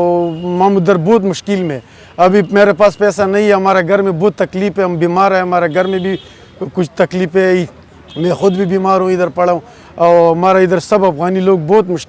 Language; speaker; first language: Hindi; non-native, fluent; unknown